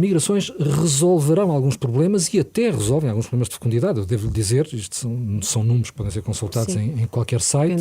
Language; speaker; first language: Portuguese; native; Portuguese